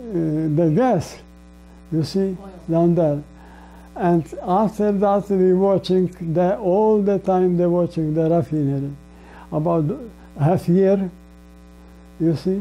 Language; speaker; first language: English; non-native, learner; Polish